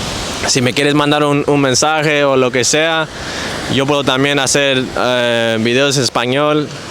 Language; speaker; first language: Spanish; early bilingual, heritage; English